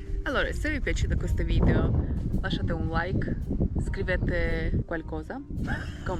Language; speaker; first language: Italian; non-native, learner; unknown